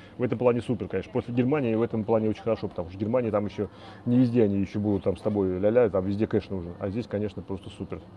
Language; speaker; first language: Russian; native; Russian